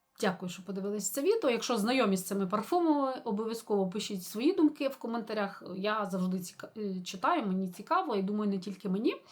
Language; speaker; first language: Ukrainian; non-native, local second language; Russian